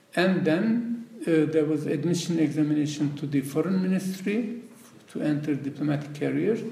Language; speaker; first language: English; non-native, fluent; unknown